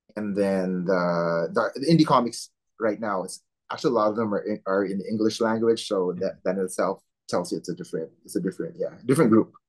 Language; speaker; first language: English; non-native, local second language; Filipino